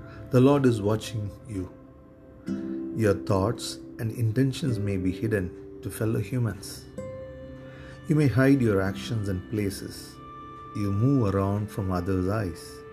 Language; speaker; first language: English; non-native, local second language; Tamil